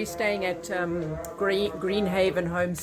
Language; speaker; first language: English; native; English